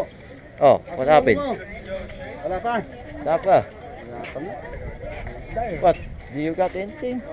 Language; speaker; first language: English; non-native, local second language; Filipino